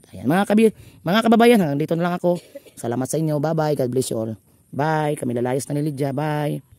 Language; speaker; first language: Filipino; non-native, local second language; Cebuano